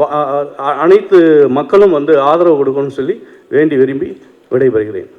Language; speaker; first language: Tamil; native; Tamil